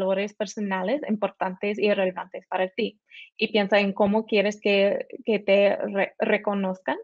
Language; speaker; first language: Spanish; early bilingual, heritage; Spanish